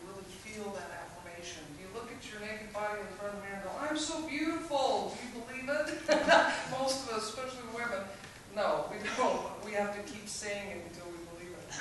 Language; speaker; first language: English; native; English